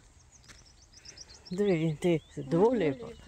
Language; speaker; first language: Swedish; non-native, learner; Filipino